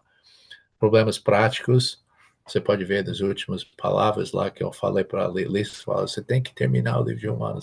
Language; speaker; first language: Portuguese; non-native, fluent; English